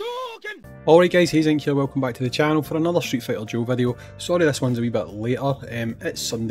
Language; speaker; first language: English; native; English